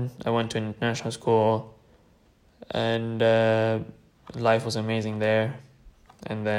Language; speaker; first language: English; non-native, fluent; Tamil